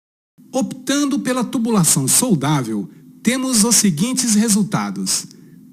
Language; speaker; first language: Portuguese; native; Portuguese